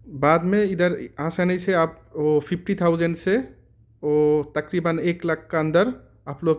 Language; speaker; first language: Hindi; non-native, learner; Bangla